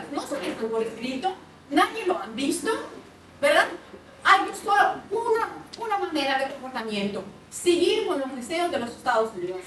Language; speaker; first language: Spanish; non-native, fluent; Russian